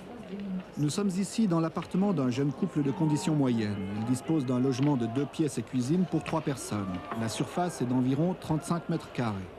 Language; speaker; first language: French; native; French